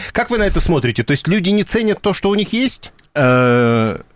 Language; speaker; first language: Russian; native; Russian